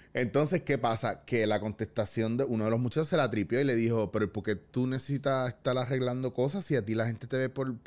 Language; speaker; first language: Spanish; native; Spanish